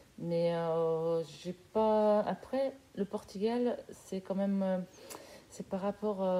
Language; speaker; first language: French; non-native, fluent; Portuguese